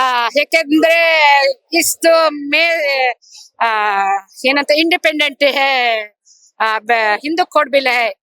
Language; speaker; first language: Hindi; non-native, local second language; Kannada